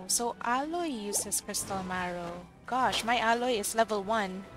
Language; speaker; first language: English; non-native, local second language; Filipino